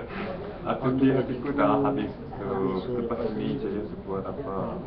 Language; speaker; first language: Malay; non-native, learner; Korean